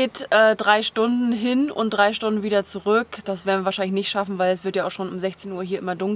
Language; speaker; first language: German; native; German